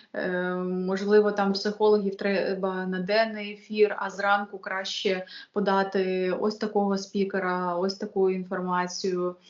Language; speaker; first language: Ukrainian; native; Ukrainian